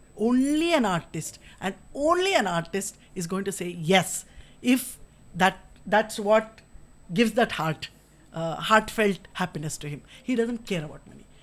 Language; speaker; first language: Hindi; non-native, local second language; Kannada